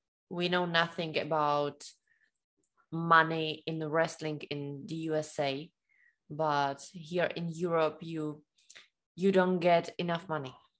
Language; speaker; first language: English; non-native, learner; Czech